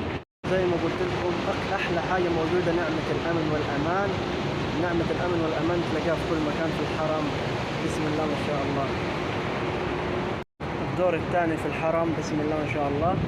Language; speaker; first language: Arabic; native; Arabic